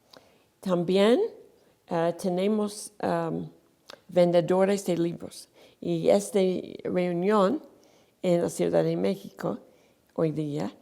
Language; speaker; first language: Spanish; non-native, fluent; English